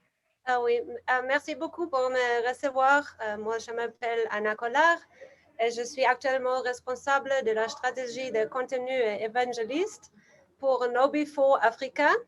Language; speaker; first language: French; non-native, learner; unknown